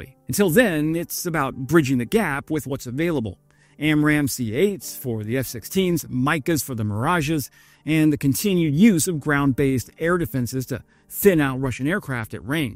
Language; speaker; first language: English; native; English